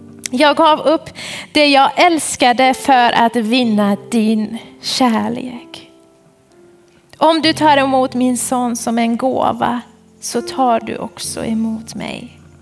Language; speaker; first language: Swedish; non-native, fluent; Persian